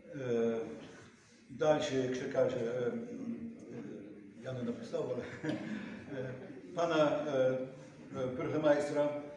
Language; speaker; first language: Ukrainian; early bilingual, heritage; Ukrainian